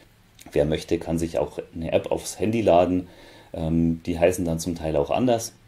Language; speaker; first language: German; native; German